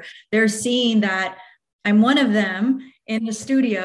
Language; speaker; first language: English; native; English